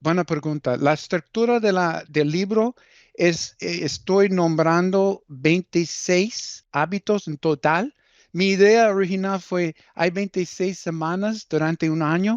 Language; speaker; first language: Spanish; early bilingual, heritage; Spanish